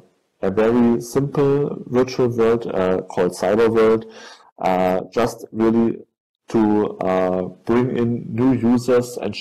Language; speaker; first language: English; non-native, fluent; German